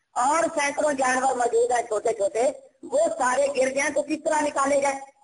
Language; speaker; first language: Urdu; non-native, local second language; Punjabi